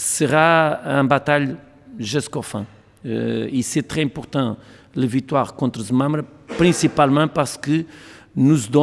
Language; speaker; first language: French; non-native, learner; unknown